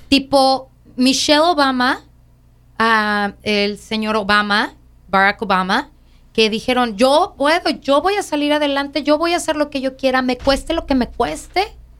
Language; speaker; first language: Spanish; native; Spanish